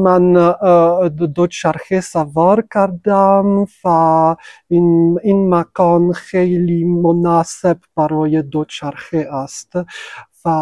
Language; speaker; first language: Persian; non-native, fluent; French